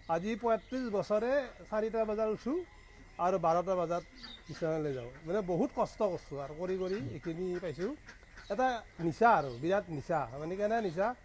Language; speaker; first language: Assamese; native; Assamese